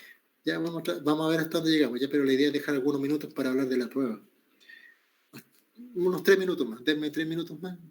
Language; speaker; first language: Spanish; native; Spanish